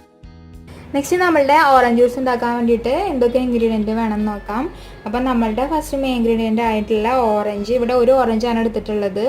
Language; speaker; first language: Malayalam; native; Malayalam